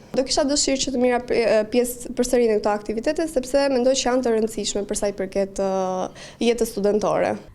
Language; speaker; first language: Albanian; native; Albanian